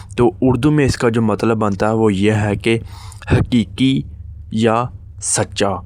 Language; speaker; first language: Urdu; native; Urdu